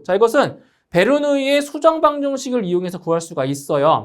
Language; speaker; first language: Korean; native; Korean